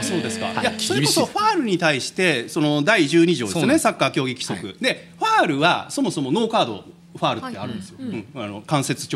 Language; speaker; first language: Japanese; native; Japanese